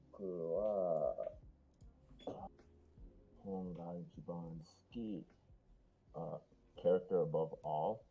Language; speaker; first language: Japanese; non-native, learner; English